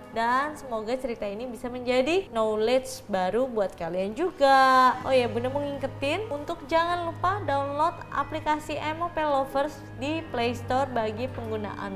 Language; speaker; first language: Indonesian; native; Indonesian